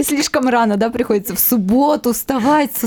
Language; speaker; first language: Russian; native; Russian